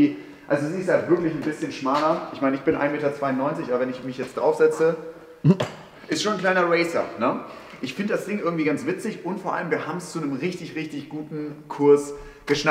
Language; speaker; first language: German; native; German